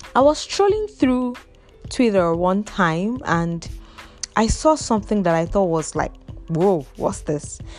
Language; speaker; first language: English; non-native, local second language; Igbo